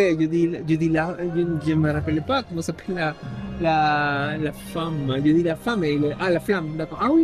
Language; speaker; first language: French; non-native, fluent; Spanish